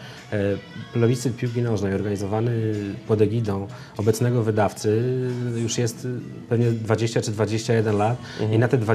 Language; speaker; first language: Polish; native; Polish